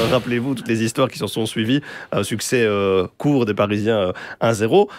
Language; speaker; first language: French; native; French